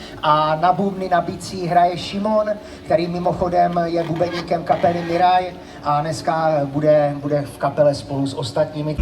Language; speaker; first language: Czech; native; Czech